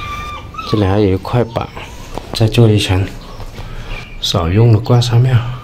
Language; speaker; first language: Chinese; native; Chinese